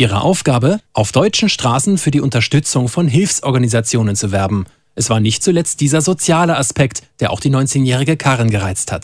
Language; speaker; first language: German; native; German